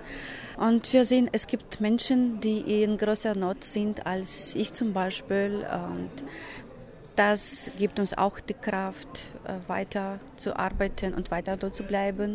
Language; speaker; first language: German; non-native, fluent; Ukrainian